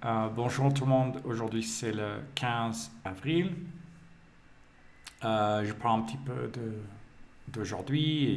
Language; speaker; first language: French; non-native, fluent; English